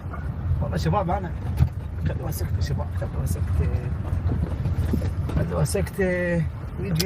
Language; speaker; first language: Arabic; native; Arabic